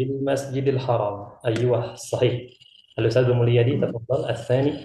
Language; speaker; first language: Arabic; non-native, fluent; Indonesian